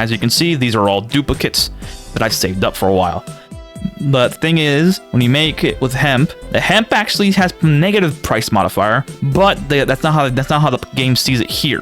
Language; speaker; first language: English; native; English